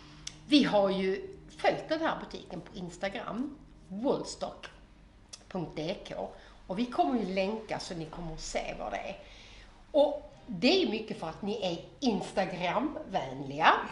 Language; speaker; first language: Swedish; native; Swedish